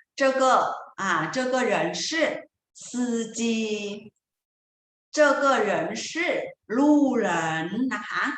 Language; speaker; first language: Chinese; non-native, fluent; Thai